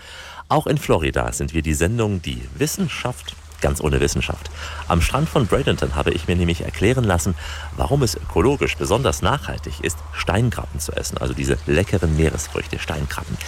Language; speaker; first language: German; native; German